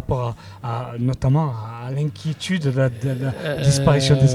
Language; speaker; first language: French; native; French